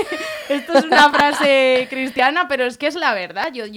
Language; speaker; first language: Spanish; native; Spanish